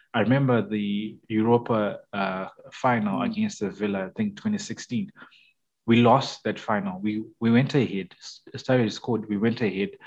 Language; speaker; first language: English; non-native, local second language; Shona